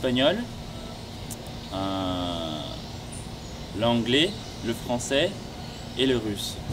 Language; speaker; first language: French; non-native, fluent; Portuguese